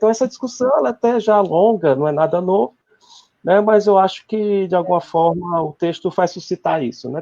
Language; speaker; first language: Portuguese; native; Portuguese